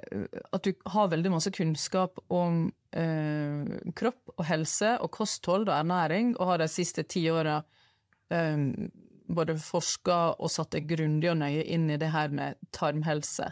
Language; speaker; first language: Norwegian; native; Norwegian